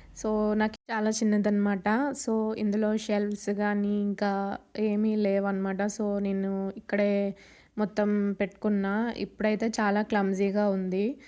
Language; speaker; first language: Telugu; non-native, local second language; Urdu